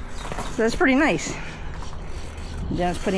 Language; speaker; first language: English; native; English